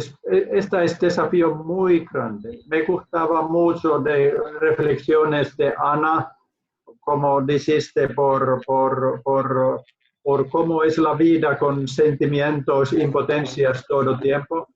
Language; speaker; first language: Spanish; non-native, learner; Finnish